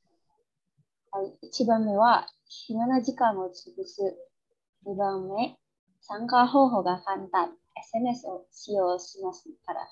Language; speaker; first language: Japanese; non-native, fluent; Indonesian